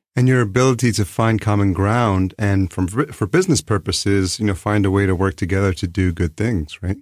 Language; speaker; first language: English; early bilingual, other home language; Spanish